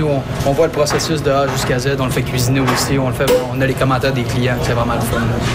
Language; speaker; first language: French; native; French